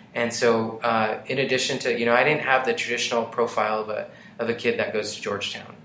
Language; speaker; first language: English; native; English